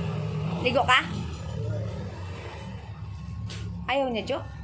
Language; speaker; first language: Filipino; non-native, local second language; Cebuano